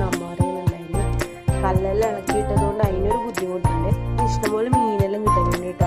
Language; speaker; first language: Malayalam; native; Malayalam